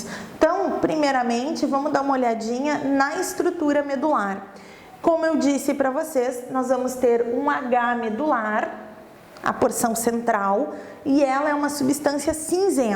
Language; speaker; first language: Portuguese; native; Portuguese